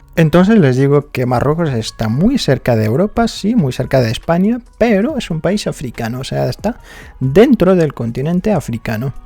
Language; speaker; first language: Spanish; non-native, fluent; Arabic